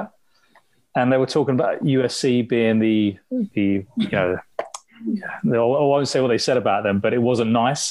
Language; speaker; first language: English; native; English